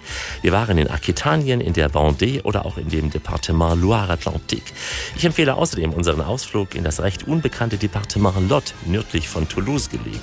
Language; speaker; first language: German; native; German